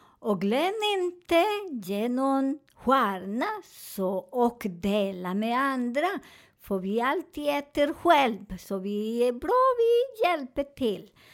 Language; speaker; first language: Swedish; non-native, learner; Spanish